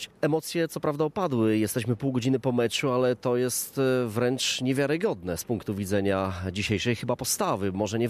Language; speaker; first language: Polish; native; Polish